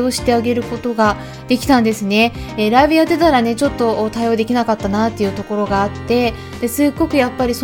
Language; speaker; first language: Japanese; native; Japanese